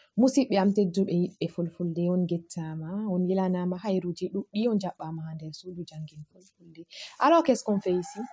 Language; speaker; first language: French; non-native, local second language; Fula